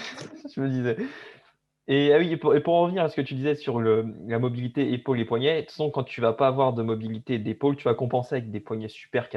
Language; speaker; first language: French; native; French